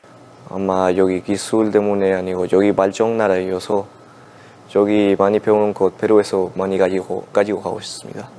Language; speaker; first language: Korean; non-native, learner; Spanish